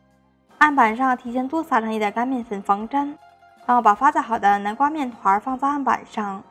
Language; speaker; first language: Chinese; native; Chinese